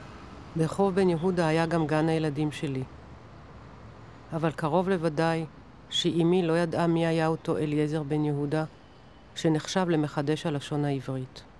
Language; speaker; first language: Hebrew; non-native, local second language; German